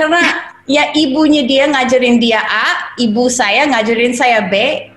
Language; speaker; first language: Indonesian; non-native, fluent; English